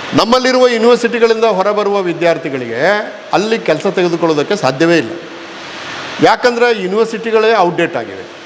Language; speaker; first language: Kannada; native; Kannada